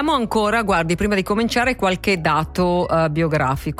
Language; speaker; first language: Italian; native; Italian